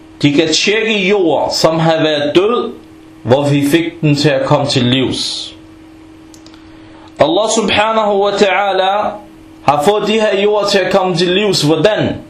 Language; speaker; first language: Danish; non-native, fluent; Arabic